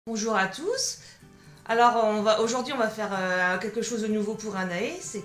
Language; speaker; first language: French; native; French